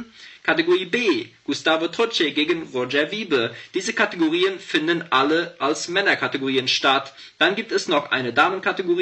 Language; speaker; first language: German; native; German